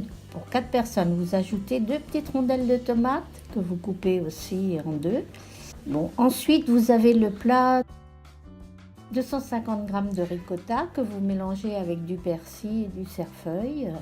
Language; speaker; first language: French; native; French